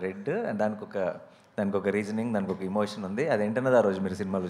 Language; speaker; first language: Telugu; native; Telugu